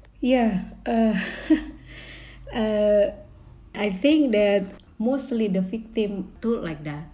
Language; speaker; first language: English; non-native, learner; Indonesian